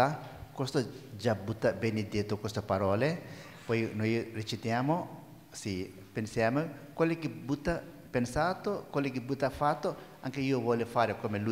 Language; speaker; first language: Italian; non-native, learner; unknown